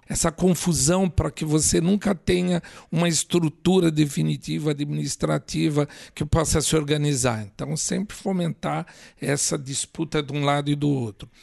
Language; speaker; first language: Portuguese; native; Portuguese